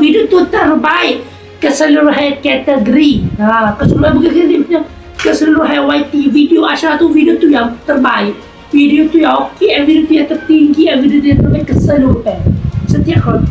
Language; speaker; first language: Malay; native; Malay